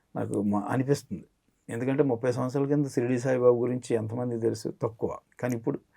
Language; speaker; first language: Telugu; native; Telugu